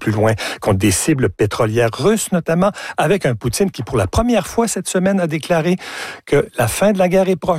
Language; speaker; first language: French; native; French